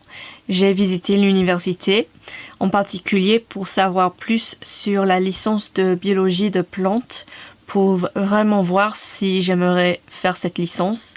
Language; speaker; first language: French; non-native, fluent; English